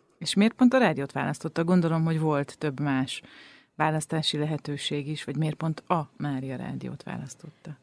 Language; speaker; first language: Hungarian; native; Hungarian